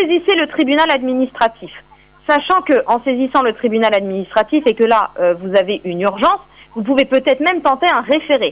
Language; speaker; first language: French; native; French